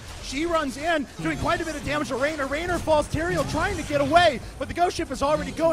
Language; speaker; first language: English; native; English